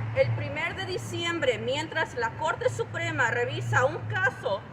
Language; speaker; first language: Spanish; early bilingual, other home language; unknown